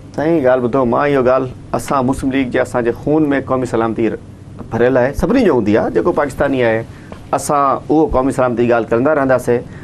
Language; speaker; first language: Sindhi; non-native, local second language; Urdu